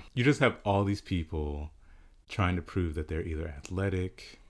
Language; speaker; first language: English; early bilingual, other home language; Yoruba